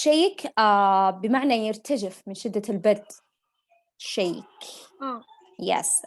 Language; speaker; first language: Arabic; native; Arabic